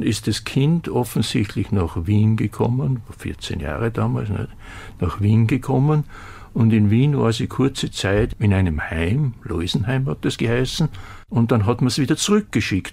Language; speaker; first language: German; native; German